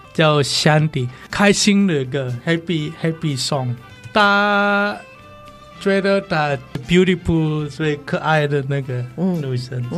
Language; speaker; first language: Chinese; non-native, learner; Balinese